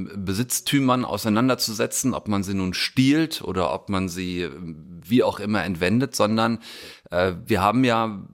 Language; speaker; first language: German; native; German